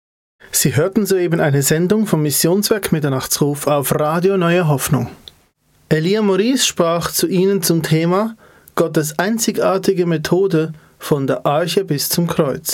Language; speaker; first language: German; native; German